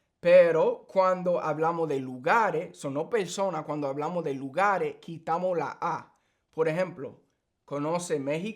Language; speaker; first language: Spanish; early bilingual, heritage; English